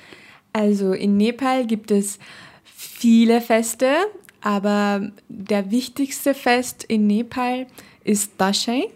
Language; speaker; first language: German; non-native, fluent; Nepali